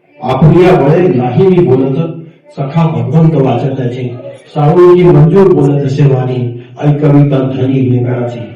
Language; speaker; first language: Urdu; non-native, local second language; Marathi